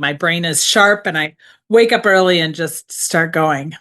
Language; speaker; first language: English; native; English